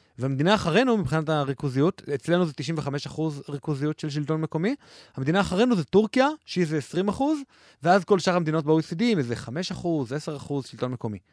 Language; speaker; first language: Hebrew; native; Hebrew